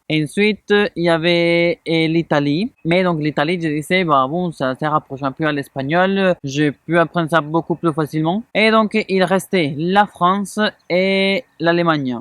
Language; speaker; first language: French; non-native, fluent; Spanish